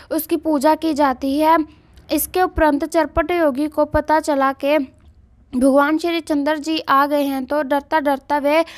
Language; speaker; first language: Hindi; non-native, local second language; Punjabi